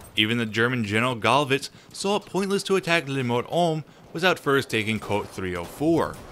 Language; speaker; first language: English; native; English